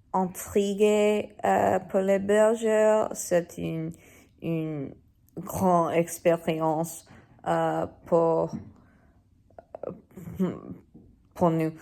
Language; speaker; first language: French; non-native, learner; English